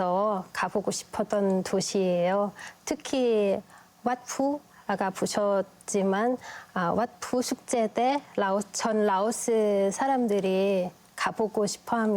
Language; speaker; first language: Korean; non-native, fluent; Lao